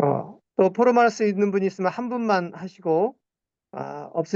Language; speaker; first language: Korean; native; Korean